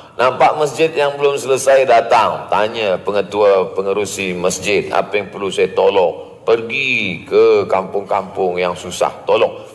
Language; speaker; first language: Malay; native; Malay